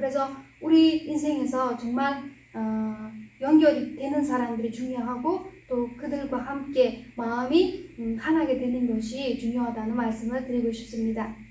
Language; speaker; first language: Korean; non-native, fluent; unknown